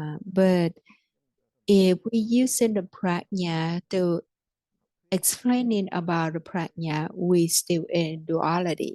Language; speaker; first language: English; non-native, fluent; Vietnamese